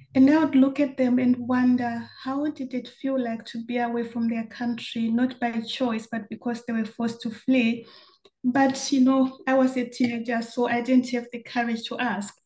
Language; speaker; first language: English; non-native, local second language; Shona